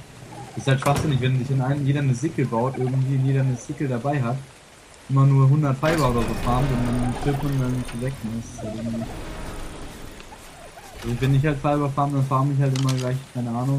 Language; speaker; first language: German; native; German